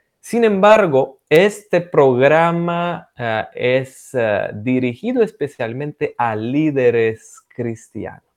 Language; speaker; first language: Spanish; non-native, fluent; Romanian